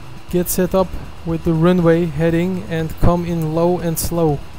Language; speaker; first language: English; non-native, fluent; Turkish